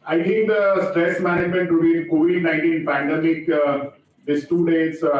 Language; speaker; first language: English; non-native, local second language; Marathi